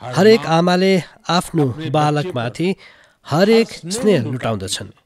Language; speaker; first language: Nepali; native; Nepali